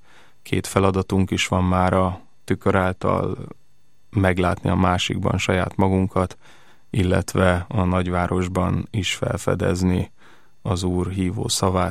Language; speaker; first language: Hungarian; native; Hungarian